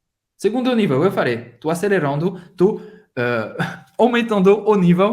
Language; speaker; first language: Portuguese; non-native, fluent; French